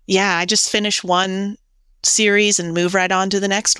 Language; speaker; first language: English; native; English